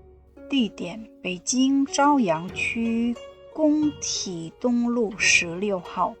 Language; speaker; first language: Chinese; non-native, fluent; Indonesian